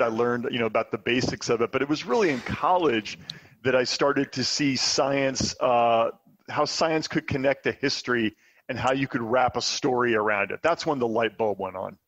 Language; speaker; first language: English; native; English